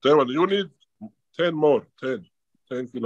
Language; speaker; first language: English; non-native, learner; Georgian